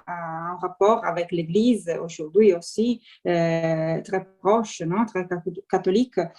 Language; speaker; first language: French; non-native, fluent; Italian